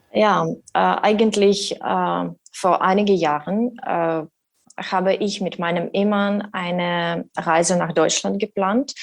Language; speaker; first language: German; non-native, learner; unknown